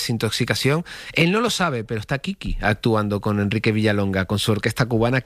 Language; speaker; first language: Spanish; native; Spanish